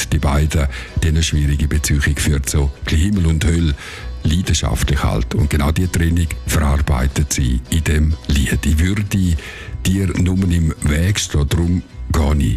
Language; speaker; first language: German; native; German